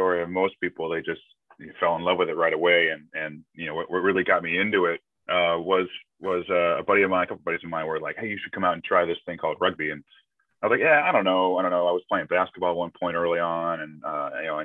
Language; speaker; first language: English; native; English